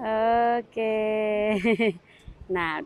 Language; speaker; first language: Indonesian; native; Indonesian